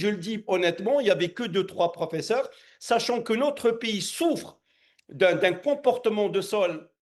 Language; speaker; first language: French; non-native, local second language; Arabic